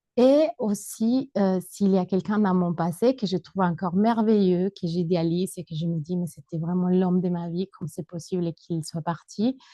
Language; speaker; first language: French; non-native, fluent; Spanish